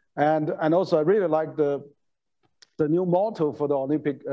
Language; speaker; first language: English; non-native, fluent; Chinese